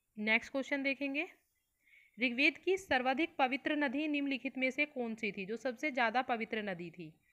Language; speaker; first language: Hindi; native; Hindi